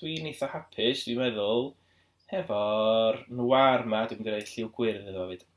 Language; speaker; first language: Welsh; native; Welsh